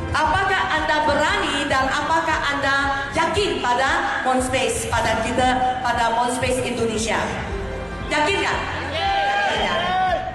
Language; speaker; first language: Malay; non-native, local second language; Chinese